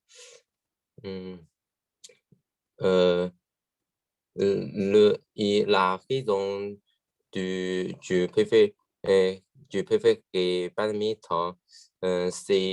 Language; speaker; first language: French; non-native, learner; Chinese